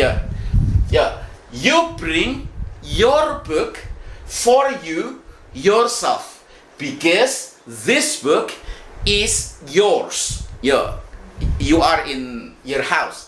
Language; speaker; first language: English; non-native, fluent; Indonesian